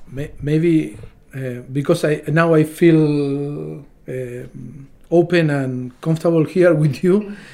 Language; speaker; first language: English; non-native, learner; Spanish